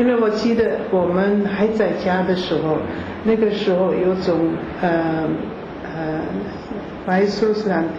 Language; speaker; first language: Chinese; non-native, fluent; German